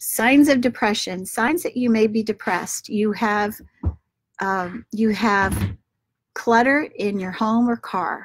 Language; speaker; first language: English; native; English